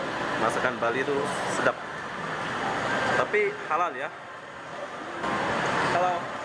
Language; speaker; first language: Indonesian; non-native, local second language; Sasak